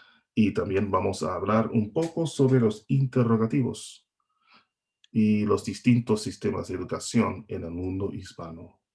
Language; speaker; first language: Spanish; non-native, fluent; English